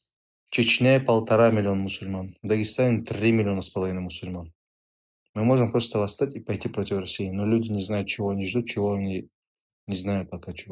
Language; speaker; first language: Russian; non-native, local second language; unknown